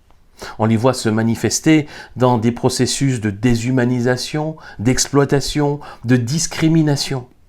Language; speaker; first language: French; native; French